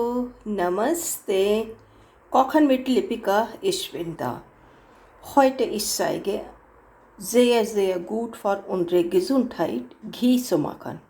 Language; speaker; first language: German; non-native, learner; Hindi